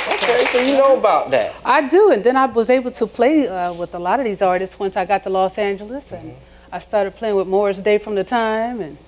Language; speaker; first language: English; native; English